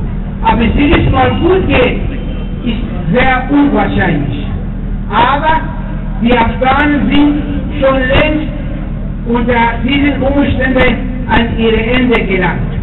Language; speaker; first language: German; non-native, fluent; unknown